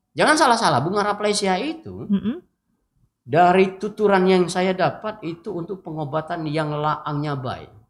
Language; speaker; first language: Indonesian; non-native, local second language; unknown